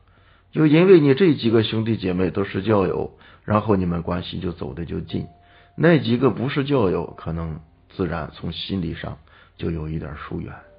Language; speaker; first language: Chinese; native; Chinese